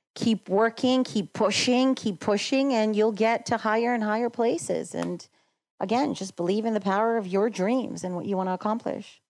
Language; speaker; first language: English; early bilingual, other home language; Macedonian